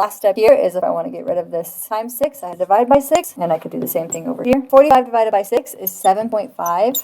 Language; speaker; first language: English; native; English